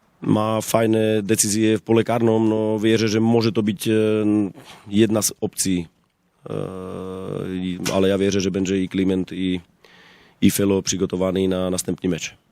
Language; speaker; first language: Polish; non-native, learner; Slovak